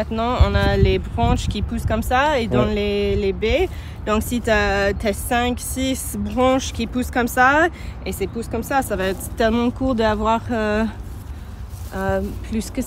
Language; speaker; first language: French; non-native, learner; English